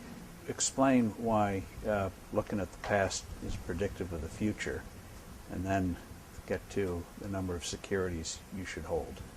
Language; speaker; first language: English; native; English